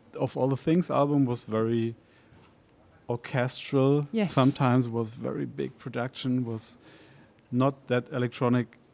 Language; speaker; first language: English; non-native, fluent; Spanish